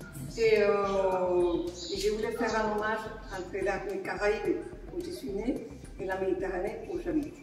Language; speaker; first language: French; non-native, fluent; Spanish